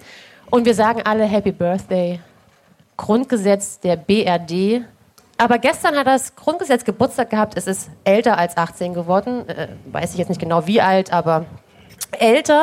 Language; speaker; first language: German; native; German